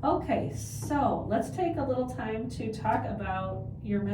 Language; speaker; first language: English; native; English